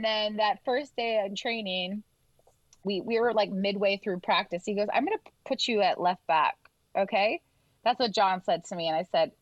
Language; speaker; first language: English; native; English